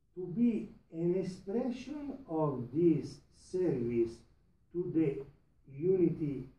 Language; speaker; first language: English; non-native, fluent; Italian